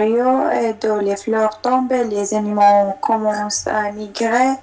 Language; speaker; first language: French; non-native, learner; Arabic